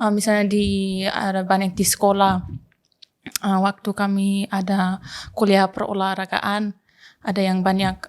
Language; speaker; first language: Indonesian; non-native, fluent; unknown